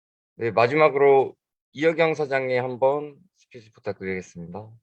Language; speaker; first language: Korean; native; Korean